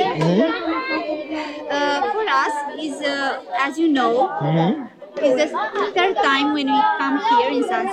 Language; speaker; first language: English; non-native, learner; Romanian